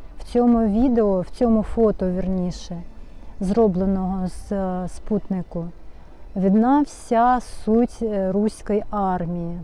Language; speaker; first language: Ukrainian; non-native, local second language; Russian